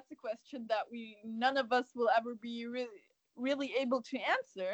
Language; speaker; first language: English; non-native, fluent; German